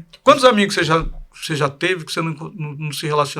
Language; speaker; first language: Portuguese; native; Portuguese